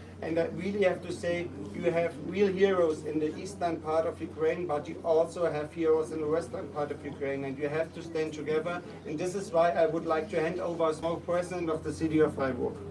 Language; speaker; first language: English; non-native, fluent; German